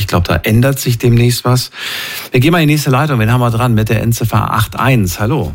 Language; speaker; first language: German; native; German